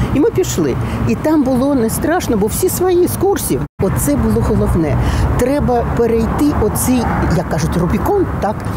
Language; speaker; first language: Ukrainian; non-native, local second language; Russian